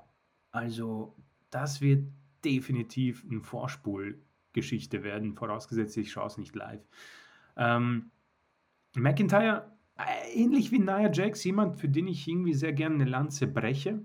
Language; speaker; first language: German; native; German